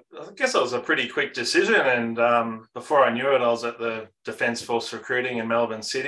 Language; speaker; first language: English; native; English